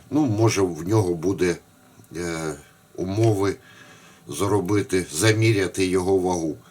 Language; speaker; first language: Ukrainian; non-native, local second language; Russian